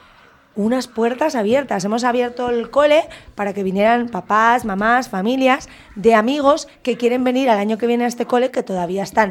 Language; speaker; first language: Spanish; native; Spanish